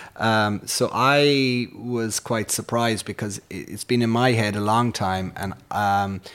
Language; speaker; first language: English; native; English